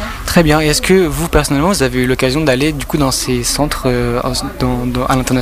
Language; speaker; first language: French; native; French